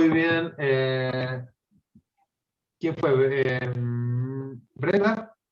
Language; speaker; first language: Spanish; native; Spanish